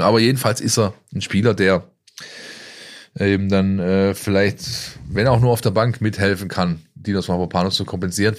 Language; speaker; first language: German; native; German